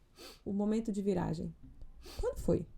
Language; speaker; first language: Portuguese; native; Portuguese